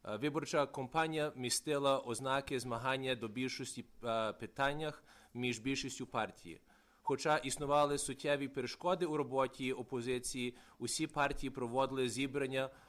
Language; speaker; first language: Ukrainian; early bilingual, heritage; Ukrainian